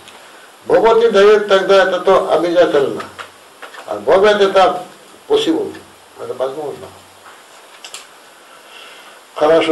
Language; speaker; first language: Russian; non-native, learner; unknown